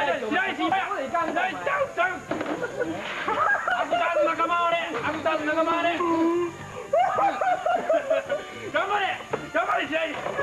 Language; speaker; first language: Japanese; native; Japanese